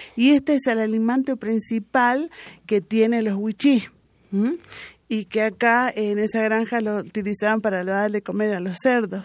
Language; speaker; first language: Spanish; non-native, local second language; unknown